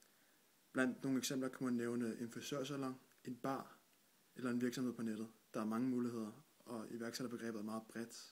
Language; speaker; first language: Danish; native; Danish